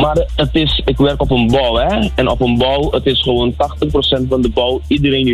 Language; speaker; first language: Dutch; non-native, local second language; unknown